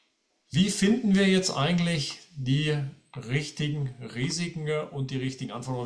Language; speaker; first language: German; native; German